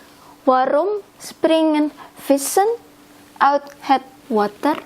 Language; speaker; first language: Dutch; non-native, learner; Indonesian